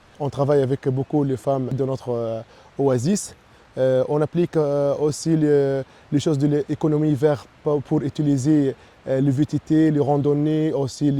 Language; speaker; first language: French; non-native, local second language; Arabic